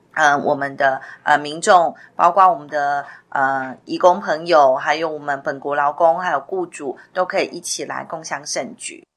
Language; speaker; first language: Chinese; native; Chinese